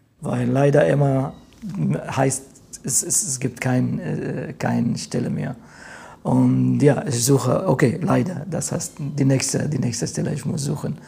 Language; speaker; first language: German; non-native, learner; Arabic